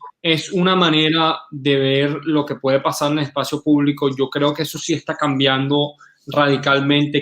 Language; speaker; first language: Spanish; native; Spanish